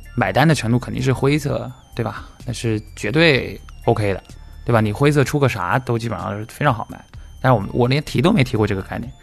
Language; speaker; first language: Chinese; native; Chinese